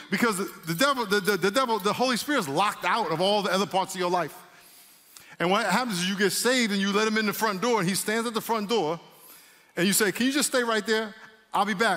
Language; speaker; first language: English; native; English